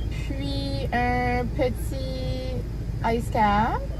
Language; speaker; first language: French; native; French